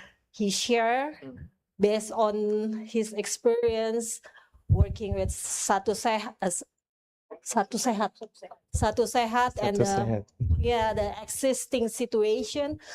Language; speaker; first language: English; non-native, fluent; Indonesian